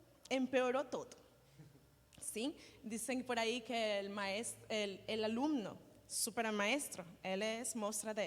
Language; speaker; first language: Portuguese; non-native, learner; Spanish